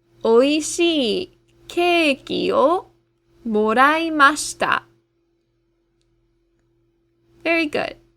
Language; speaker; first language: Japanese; non-native, fluent; English